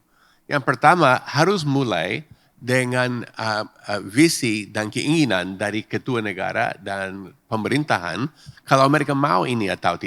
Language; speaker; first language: Indonesian; non-native, fluent; English